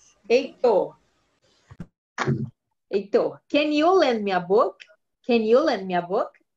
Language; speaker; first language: English; non-native, fluent; Portuguese